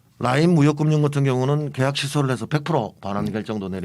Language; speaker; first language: Korean; native; Korean